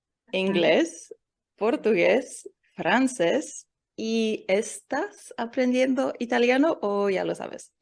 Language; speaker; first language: Spanish; non-native, learner; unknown